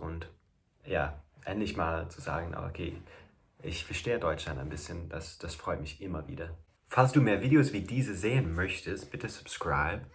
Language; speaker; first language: German; non-native, fluent; English